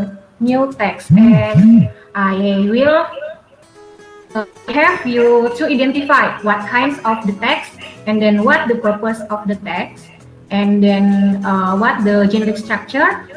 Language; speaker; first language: English; non-native, learner; Indonesian